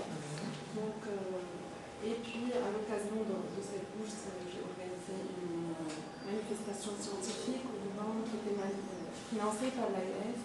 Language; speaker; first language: French; non-native, local second language; Arabic